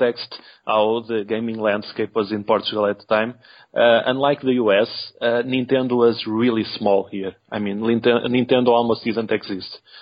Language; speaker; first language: English; non-native, fluent; Portuguese